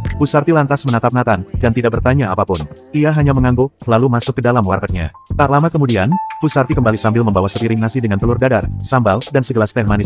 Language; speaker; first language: Indonesian; native; Indonesian